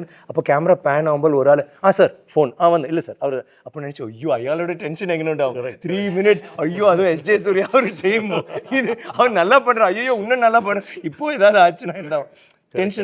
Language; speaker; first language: Malayalam; non-native, fluent; Tamil